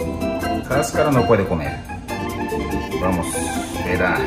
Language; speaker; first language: Spanish; non-native, learner; Japanese